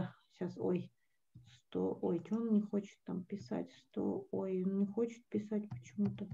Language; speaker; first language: Russian; native; Russian